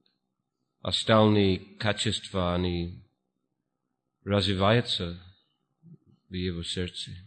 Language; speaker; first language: Russian; non-native, fluent; English